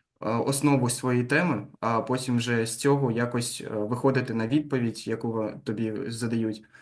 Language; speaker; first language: Ukrainian; non-native, local second language; Russian